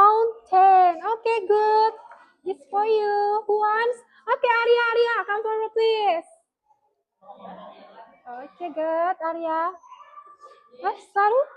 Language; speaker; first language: English; non-native, fluent; Indonesian